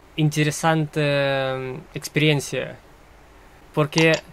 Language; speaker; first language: Spanish; non-native, learner; Russian